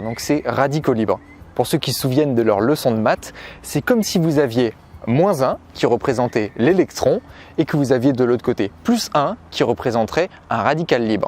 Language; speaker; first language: French; native; French